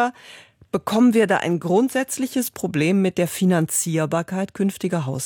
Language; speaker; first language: German; native; German